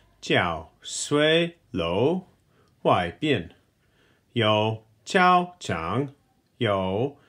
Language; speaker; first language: Chinese; non-native, fluent; English